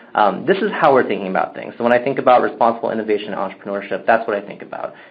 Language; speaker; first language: English; native; English